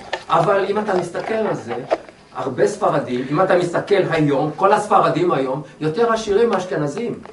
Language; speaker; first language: Hebrew; non-native, fluent; English